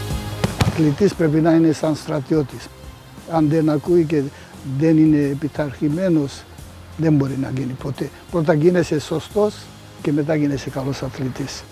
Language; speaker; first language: Greek; early bilingual, heritage; Greek